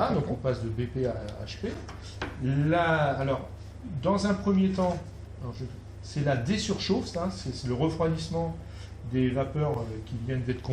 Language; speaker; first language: French; native; French